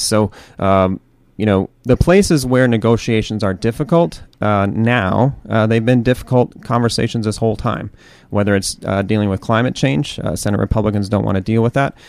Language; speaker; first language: English; native; English